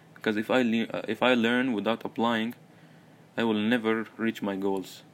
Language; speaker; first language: English; early bilingual, other home language; Arabic